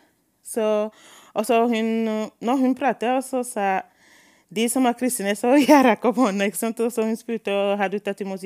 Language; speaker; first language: Norwegian; non-native, fluent; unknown